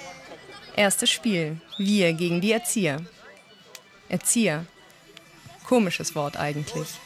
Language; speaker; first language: German; native; German